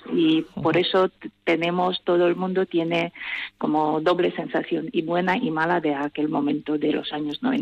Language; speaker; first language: Spanish; non-native, fluent; Russian